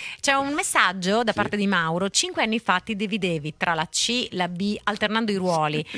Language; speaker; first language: Italian; native; Italian